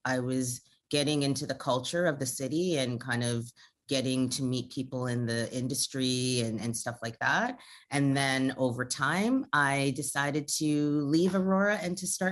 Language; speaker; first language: English; native; English